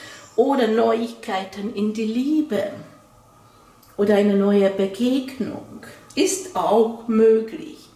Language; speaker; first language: German; non-native, fluent; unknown